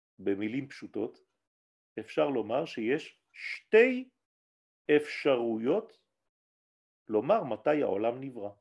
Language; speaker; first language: Hebrew; non-native, fluent; French